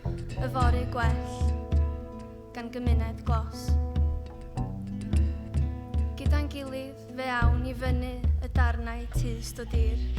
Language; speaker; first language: Welsh; native; Welsh